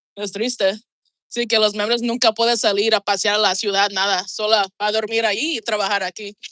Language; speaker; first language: Spanish; non-native, learner; English